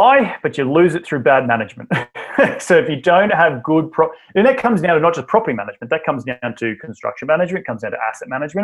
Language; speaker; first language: English; native; English